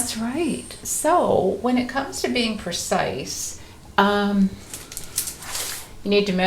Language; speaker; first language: English; native; English